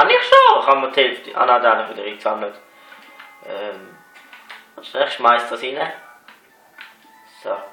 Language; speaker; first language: German; native; German